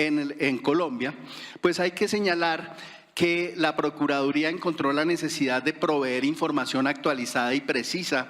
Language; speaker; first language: Spanish; native; Spanish